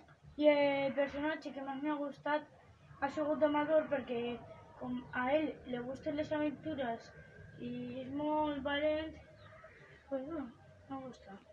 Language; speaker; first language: Catalan; non-native, local second language; Spanish